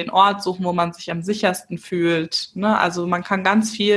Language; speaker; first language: German; native; German